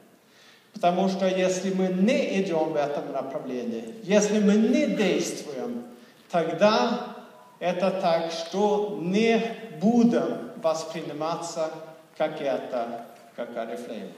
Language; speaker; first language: Russian; non-native, fluent; Swedish